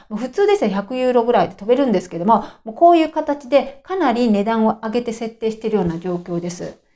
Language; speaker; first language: Japanese; native; Japanese